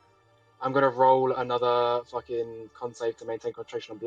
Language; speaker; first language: English; native; English